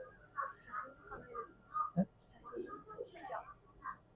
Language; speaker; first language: Japanese; native; Japanese